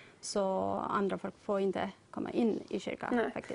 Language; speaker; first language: Swedish; non-native, learner; Persian